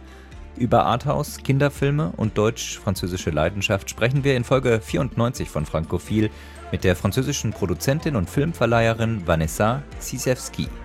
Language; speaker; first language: German; native; German